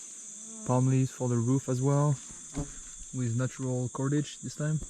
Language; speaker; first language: English; non-native, fluent; French